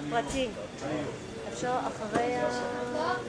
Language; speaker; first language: Hebrew; native; Hebrew